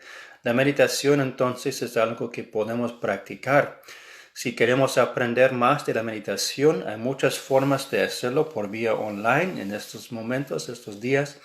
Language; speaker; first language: Spanish; non-native, fluent; English